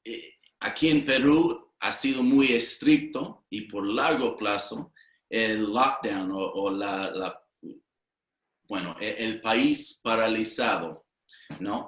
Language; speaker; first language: Spanish; non-native, fluent; English